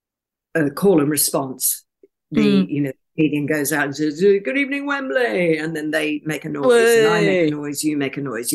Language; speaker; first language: English; native; English